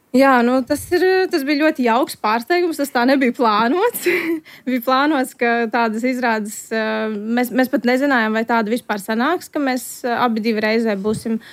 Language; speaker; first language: Latvian; native; Latvian